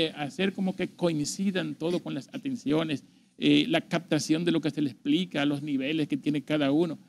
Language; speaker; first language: Spanish; native; Spanish